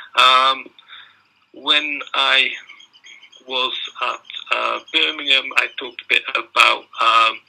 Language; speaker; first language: English; non-native, fluent; Dutch